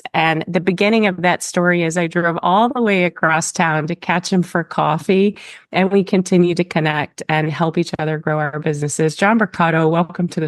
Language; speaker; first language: English; native; English